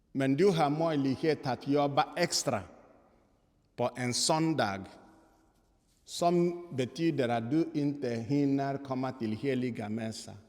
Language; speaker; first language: Swedish; non-native, fluent; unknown